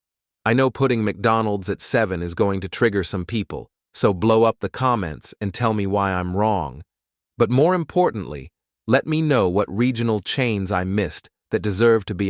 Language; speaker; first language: English; native; English